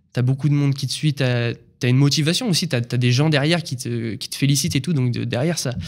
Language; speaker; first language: French; native; French